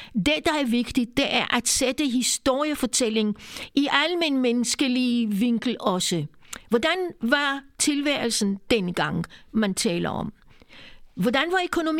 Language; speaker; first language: Danish; non-native, fluent; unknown